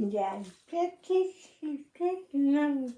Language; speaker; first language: French; non-native, learner; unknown